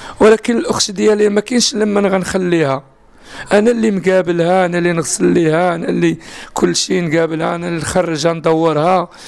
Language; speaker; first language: Arabic; native; Arabic